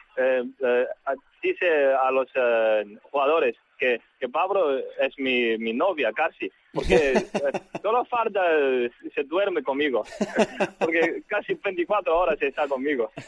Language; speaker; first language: Spanish; non-native, learner; Chinese